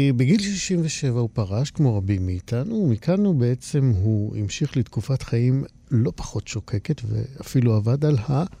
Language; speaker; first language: Hebrew; native; Hebrew